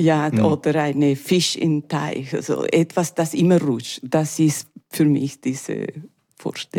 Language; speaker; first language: German; non-native, learner; Spanish